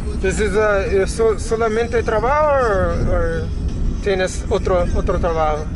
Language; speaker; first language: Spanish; non-native, learner; English